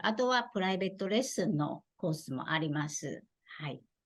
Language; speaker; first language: Japanese; non-native, fluent; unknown